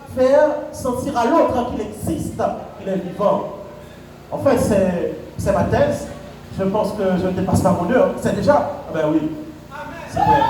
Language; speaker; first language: French; non-native, local second language; Haitian Creole